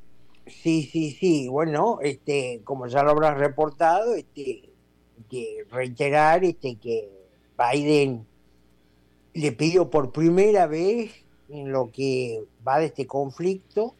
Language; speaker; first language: Spanish; native; Spanish